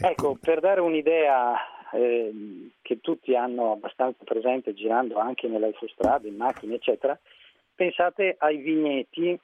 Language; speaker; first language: Italian; native; Italian